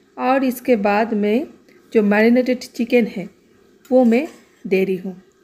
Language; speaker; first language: Hindi; non-native, local second language; Bangla